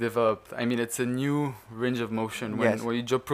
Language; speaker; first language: English; non-native, fluent; Arabic